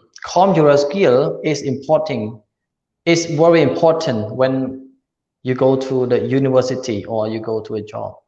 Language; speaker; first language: English; non-native, learner; Khmer